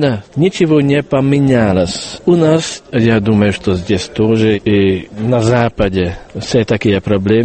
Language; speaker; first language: Russian; non-native, learner; Hungarian